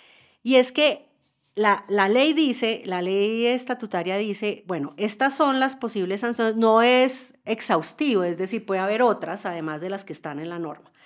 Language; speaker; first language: Spanish; native; Spanish